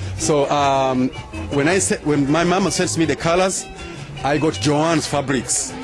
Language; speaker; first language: English; non-native, local second language; Luo (Kenya and Tanzania)